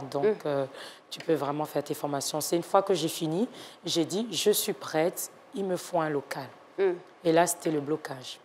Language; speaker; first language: French; non-native, local second language; Yoruba